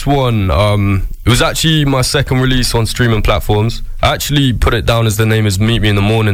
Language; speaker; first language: English; native; English